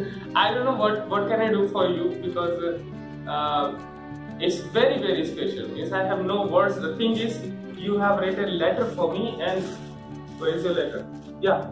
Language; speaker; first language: English; non-native, local second language; Hindi